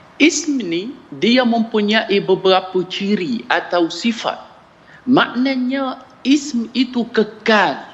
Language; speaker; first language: Malay; non-native, fluent; Arabic